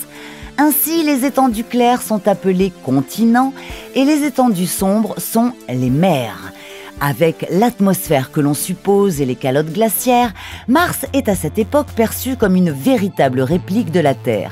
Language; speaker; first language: French; native; French